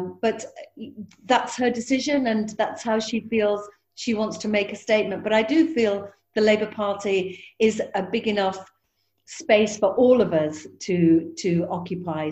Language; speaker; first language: English; native; English